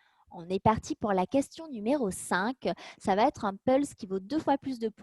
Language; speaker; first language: French; native; French